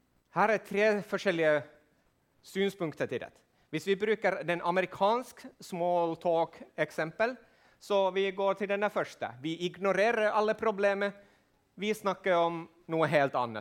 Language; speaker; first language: Swedish; non-native, fluent; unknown